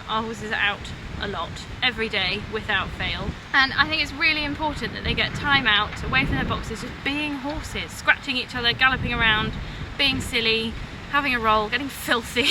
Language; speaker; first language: English; native; English